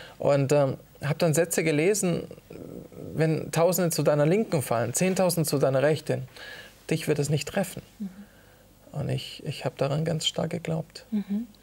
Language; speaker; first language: German; early bilingual, other home language; Italian